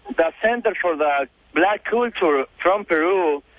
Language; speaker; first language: English; non-native, learner; Spanish